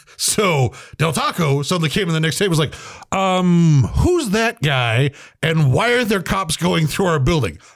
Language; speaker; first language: English; native; English